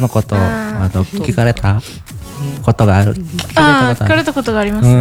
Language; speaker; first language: Japanese; non-native, learner; Indonesian